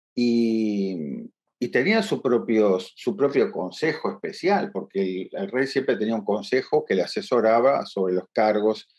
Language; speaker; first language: Spanish; native; Spanish